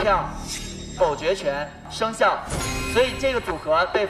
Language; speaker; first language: Chinese; native; Chinese